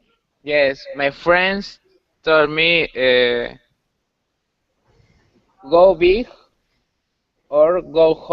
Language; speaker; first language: English; non-native, learner; Spanish